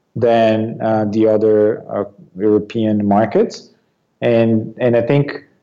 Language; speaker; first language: English; non-native, fluent; Portuguese